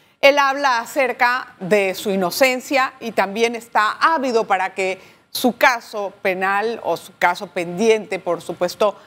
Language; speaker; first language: Spanish; native; Spanish